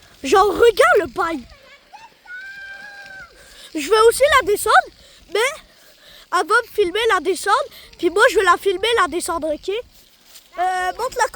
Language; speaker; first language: French; native; French